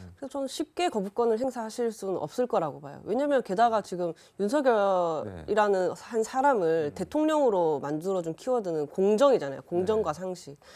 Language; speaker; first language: Korean; native; Korean